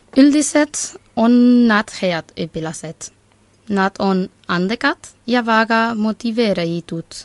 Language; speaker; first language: Estonian; non-native, learner; Spanish